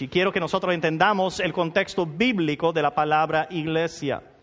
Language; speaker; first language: Spanish; non-native, fluent; English